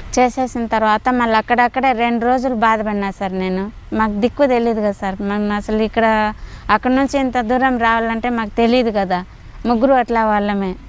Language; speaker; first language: Telugu; native; Telugu